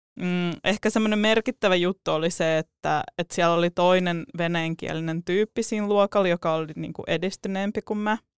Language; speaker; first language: Finnish; early bilingual, other home language; Russian